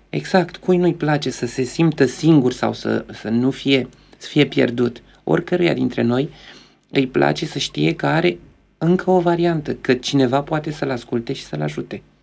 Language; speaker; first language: Romanian; native; Romanian